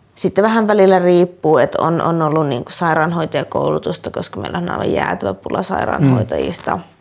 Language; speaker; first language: Finnish; native; Finnish